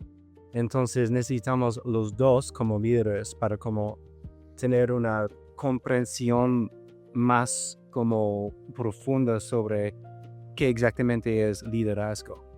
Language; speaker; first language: Spanish; non-native, fluent; English